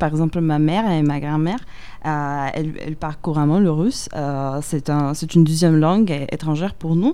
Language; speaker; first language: French; non-native, fluent; Slovak